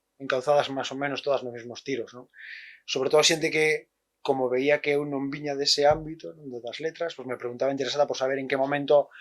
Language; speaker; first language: Galician; native; Galician